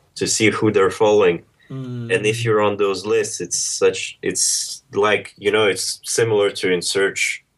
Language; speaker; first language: English; early bilingual, other home language; Russian